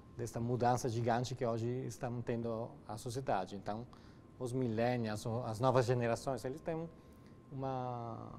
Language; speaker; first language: Portuguese; non-native, fluent; Italian